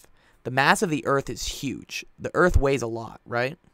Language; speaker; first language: English; native; English